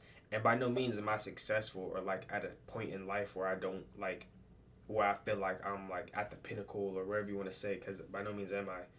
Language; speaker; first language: English; native; English